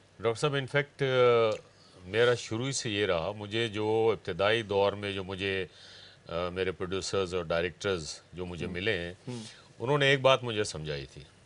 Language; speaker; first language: Urdu; non-native, local second language; Punjabi